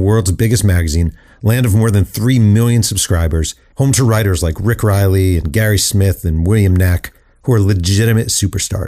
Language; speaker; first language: English; native; English